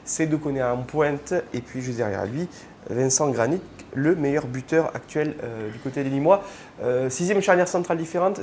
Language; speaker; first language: French; native; French